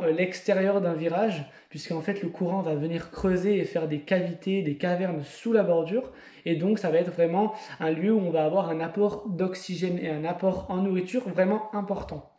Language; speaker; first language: French; native; French